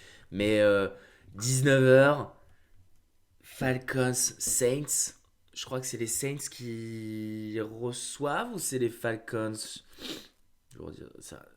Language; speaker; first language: French; native; French